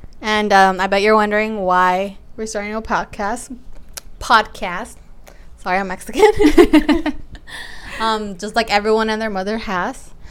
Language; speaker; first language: English; early bilingual, other home language; Spanish